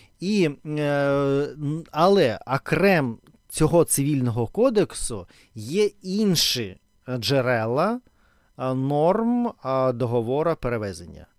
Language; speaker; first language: Ukrainian; non-native, local second language; Russian